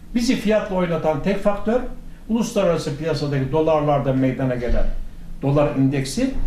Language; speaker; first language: Turkish; native; Turkish